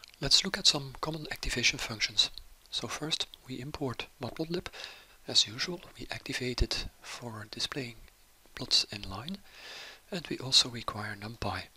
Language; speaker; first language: English; non-native, fluent; Dutch